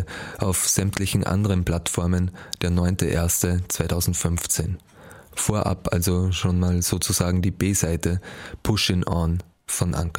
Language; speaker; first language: German; native; German